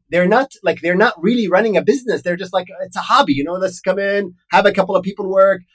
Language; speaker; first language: English; non-native, fluent; Arabic